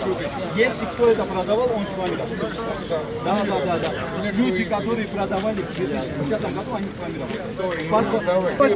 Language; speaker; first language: Russian; non-native, learner; Azerbaijani